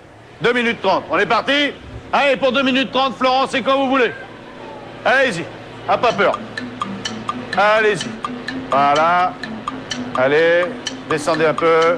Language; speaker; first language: French; native; French